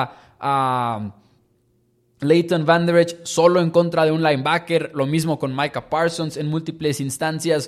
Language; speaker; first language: Spanish; native; Spanish